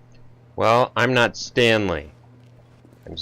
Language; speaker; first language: English; native; English